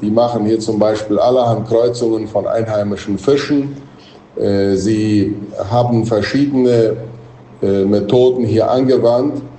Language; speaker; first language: German; non-native, local second language; Plautdietsch